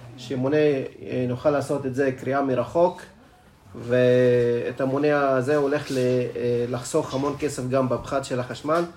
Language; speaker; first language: Hebrew; non-native, local second language; Arabic